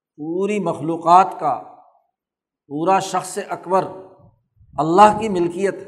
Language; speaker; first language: Urdu; non-native, local second language; Punjabi